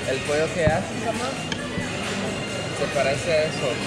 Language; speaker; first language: Spanish; early bilingual, other home language; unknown